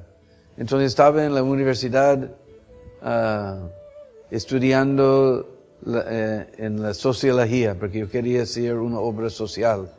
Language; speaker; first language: Spanish; non-native, fluent; English